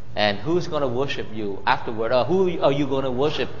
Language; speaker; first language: English; non-native, fluent; Vietnamese